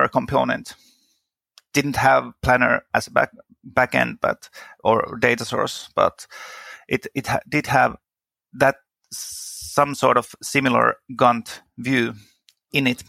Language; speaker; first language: English; non-native, fluent; Finnish